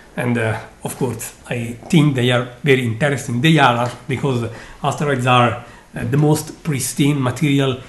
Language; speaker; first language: English; non-native, fluent; Italian